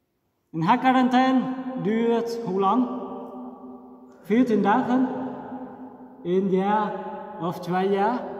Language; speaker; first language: Dutch; non-native, fluent; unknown